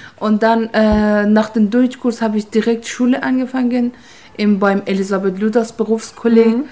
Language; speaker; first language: German; non-native, fluent; Persian